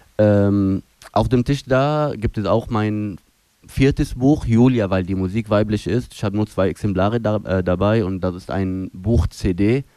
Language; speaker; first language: German; non-native, fluent; Arabic